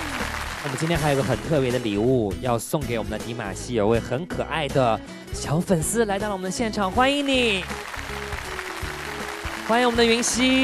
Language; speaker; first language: Chinese; native; Chinese